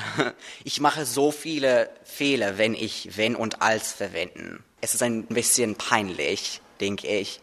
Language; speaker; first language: German; non-native, learner; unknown